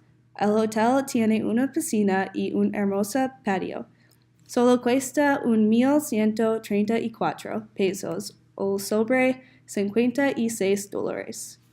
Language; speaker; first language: Spanish; non-native, learner; English